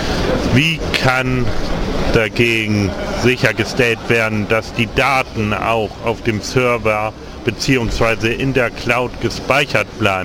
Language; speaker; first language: German; native; German